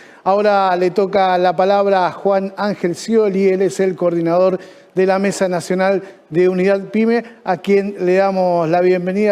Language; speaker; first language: Spanish; native; Spanish